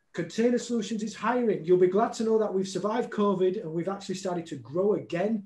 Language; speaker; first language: English; native; English